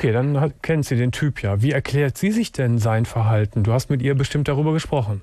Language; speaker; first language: German; native; German